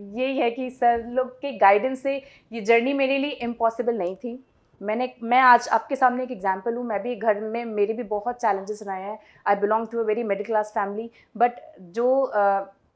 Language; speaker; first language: Hindi; native; Hindi